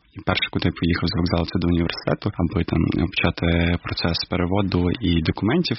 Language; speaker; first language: Ukrainian; non-native, local second language; Crimean Tatar